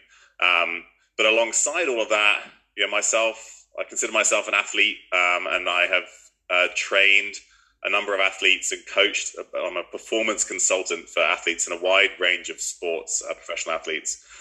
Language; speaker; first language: English; native; English